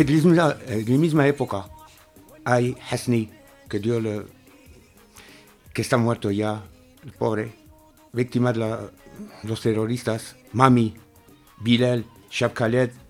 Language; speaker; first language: Spanish; non-native, fluent; Arabic